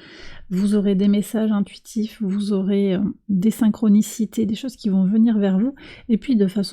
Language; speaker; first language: French; native; French